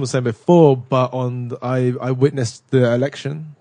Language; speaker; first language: English; native; English